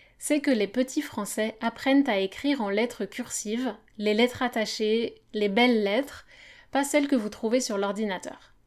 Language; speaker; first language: French; native; French